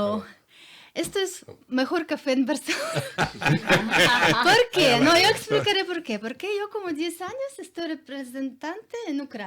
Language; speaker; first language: Spanish; non-native, learner; Ukrainian